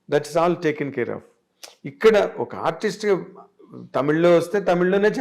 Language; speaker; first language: Telugu; native; Telugu